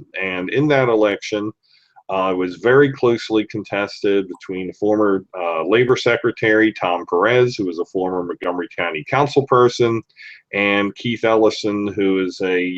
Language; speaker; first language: English; native; English